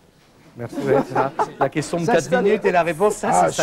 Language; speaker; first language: French; native; French